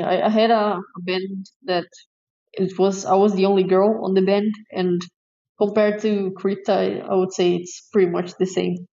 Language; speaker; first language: English; non-native, fluent; Portuguese